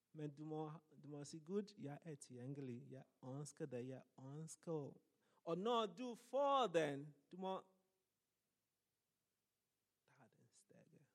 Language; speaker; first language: Norwegian; non-native, fluent; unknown